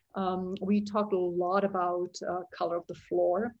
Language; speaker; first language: English; non-native, fluent; Czech